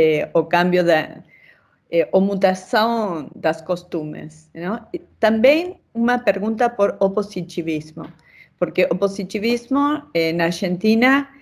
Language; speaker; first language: Portuguese; non-native, fluent; Spanish